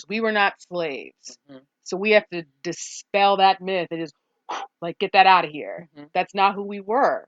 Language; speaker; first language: English; native; English